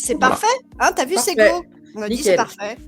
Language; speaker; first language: French; native; French